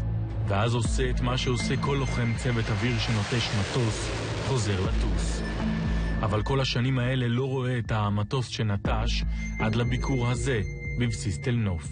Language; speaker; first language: Hebrew; native; Hebrew